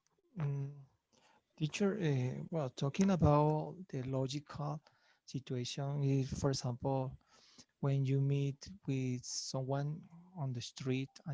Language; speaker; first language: English; non-native, learner; Spanish